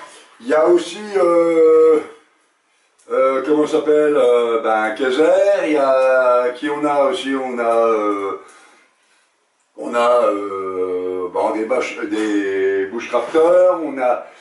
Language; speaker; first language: French; native; French